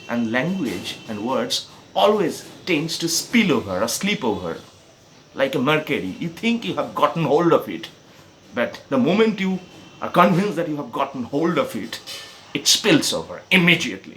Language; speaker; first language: English; non-native, local second language; Bangla